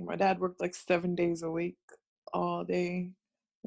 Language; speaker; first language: English; native; English